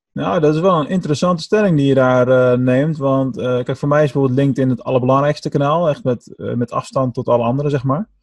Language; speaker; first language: Dutch; native; Dutch